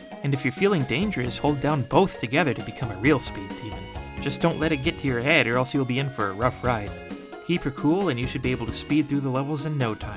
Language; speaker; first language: English; native; English